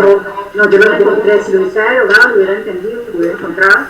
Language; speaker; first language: Spanish; native; Spanish